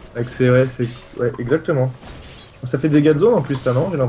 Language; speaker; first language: French; native; French